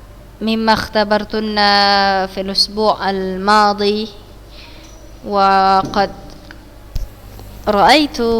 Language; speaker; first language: Arabic; non-native, fluent; Indonesian